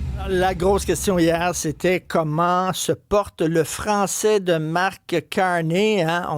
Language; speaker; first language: French; native; French